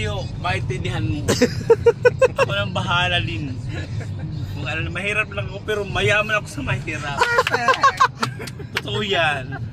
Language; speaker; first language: Filipino; non-native, local second language; Waray